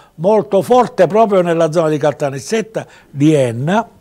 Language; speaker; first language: Italian; native; Italian